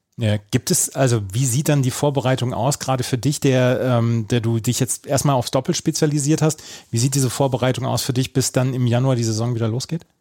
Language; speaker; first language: German; native; German